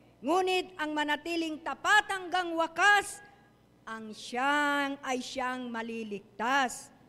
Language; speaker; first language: Filipino; non-native, local second language; Chavacano